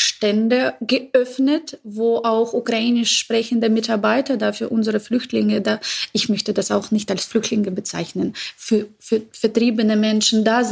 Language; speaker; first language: German; non-native, learner; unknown